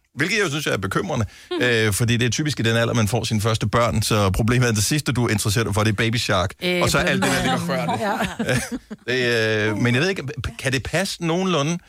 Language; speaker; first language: Danish; native; Danish